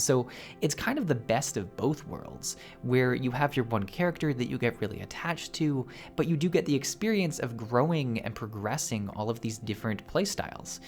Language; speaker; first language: English; native; English